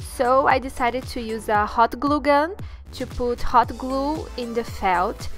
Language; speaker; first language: English; non-native, learner; Portuguese